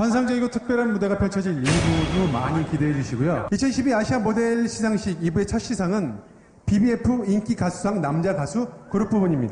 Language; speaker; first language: Korean; native; Korean